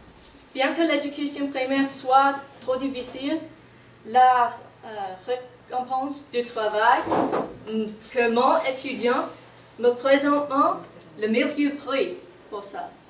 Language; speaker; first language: French; non-native, learner; English